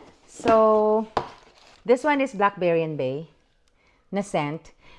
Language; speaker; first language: English; non-native, local second language; Filipino